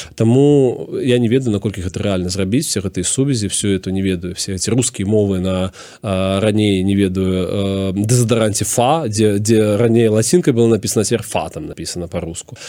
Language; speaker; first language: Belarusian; non-native, local second language; Russian